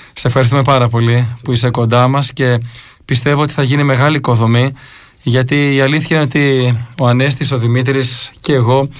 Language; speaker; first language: Greek; native; Greek